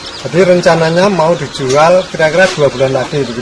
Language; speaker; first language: Indonesian; native; Indonesian